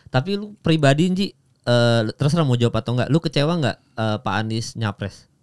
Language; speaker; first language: Indonesian; native; Indonesian